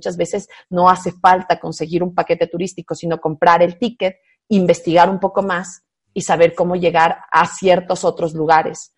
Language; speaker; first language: Spanish; native; Spanish